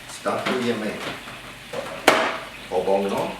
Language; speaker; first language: Polish; non-native, learner; German